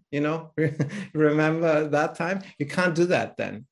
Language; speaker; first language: English; non-native, fluent; German